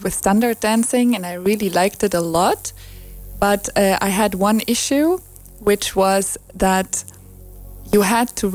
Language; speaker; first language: English; non-native, fluent; German